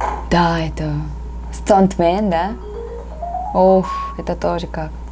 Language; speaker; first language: Russian; non-native, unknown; Korean